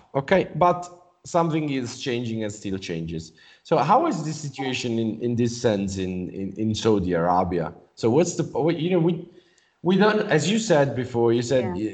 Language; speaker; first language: English; non-native, fluent; Italian